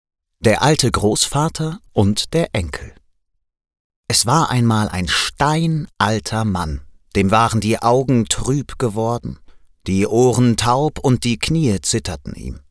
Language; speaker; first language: German; native; German